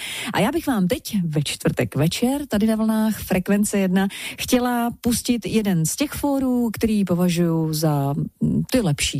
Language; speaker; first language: Czech; native; Czech